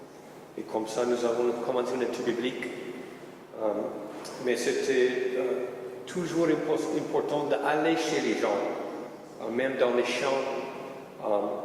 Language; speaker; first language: French; non-native, fluent; English